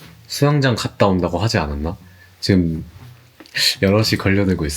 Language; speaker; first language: Korean; native; Korean